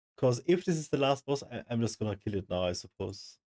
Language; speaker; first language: English; non-native, fluent; German